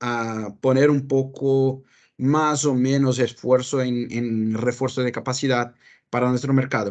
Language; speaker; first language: Spanish; non-native, fluent; Portuguese